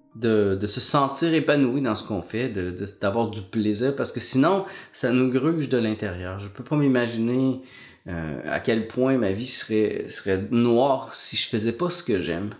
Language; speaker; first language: French; native; French